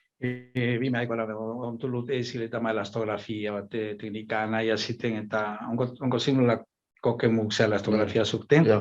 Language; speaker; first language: Finnish; non-native, learner; Spanish